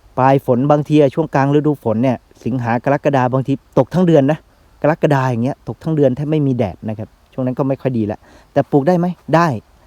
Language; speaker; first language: Thai; non-native, local second language; Northeastern Thai